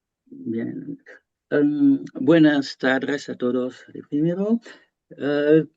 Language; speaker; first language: Spanish; non-native, fluent; French